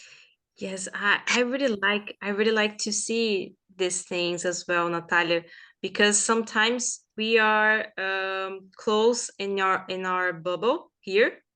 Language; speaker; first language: English; non-native, fluent; Portuguese